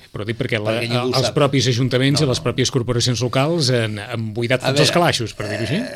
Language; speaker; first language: Catalan; native; Catalan